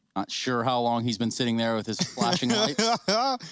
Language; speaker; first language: English; native; English